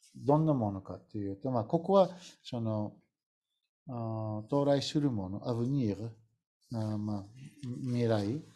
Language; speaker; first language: Japanese; non-native, fluent; Bulgarian